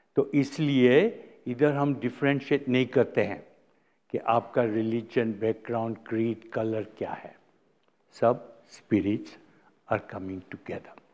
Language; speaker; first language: Hindi; non-native, fluent; Gujarati